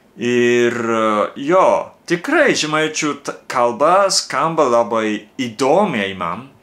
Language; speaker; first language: Lithuanian; non-native, fluent; Japanese